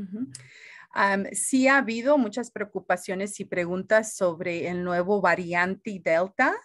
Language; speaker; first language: Spanish; early bilingual, heritage; Spanish